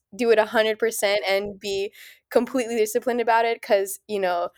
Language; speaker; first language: English; native; English